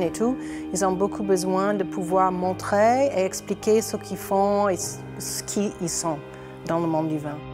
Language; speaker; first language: French; non-native, fluent; English